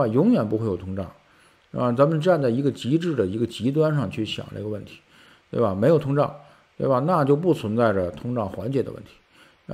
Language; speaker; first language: Chinese; native; Chinese